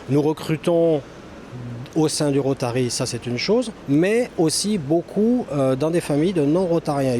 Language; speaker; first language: French; native; French